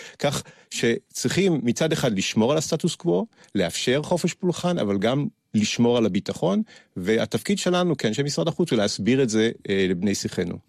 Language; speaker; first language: Hebrew; early bilingual, other home language; French